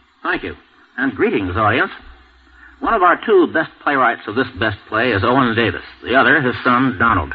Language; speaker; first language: English; native; English